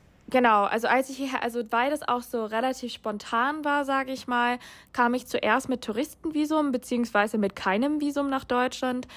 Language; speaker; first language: German; non-native, fluent; English